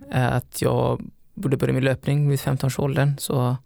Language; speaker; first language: Swedish; early bilingual, other home language; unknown